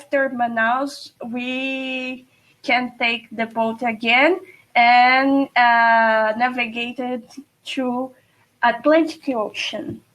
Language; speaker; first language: English; non-native, fluent; Portuguese